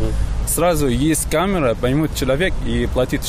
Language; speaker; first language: Russian; non-native, learner; Greek